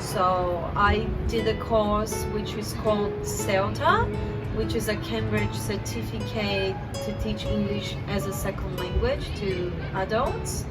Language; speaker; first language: English; non-native, fluent; Portuguese